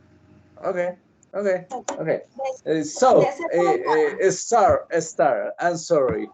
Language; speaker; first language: English; non-native, learner; Spanish